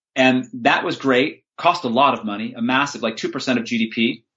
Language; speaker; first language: English; native; English